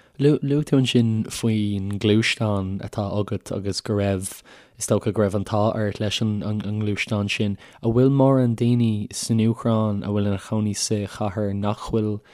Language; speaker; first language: Irish; native; Irish